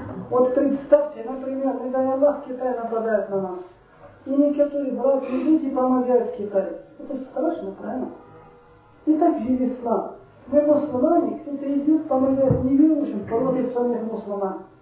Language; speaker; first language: Russian; non-native, fluent; Arabic